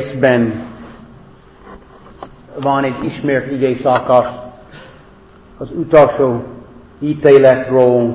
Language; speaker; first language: Hungarian; non-native, fluent; English